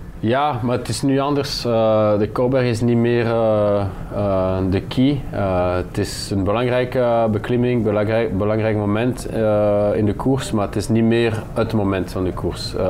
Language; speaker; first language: Dutch; non-native, local second language; French